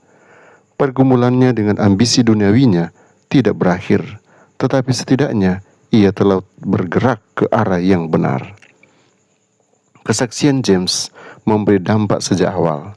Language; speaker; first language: Indonesian; native; Indonesian